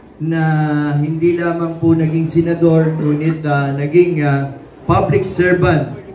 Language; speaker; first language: Filipino; native; Filipino